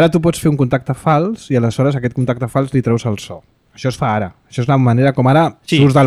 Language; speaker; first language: Catalan; native; Catalan